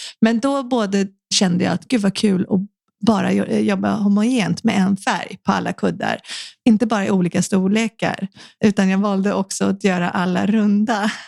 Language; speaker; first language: Swedish; native; Swedish